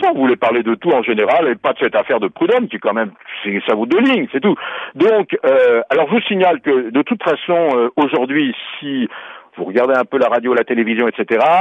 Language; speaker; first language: French; native; French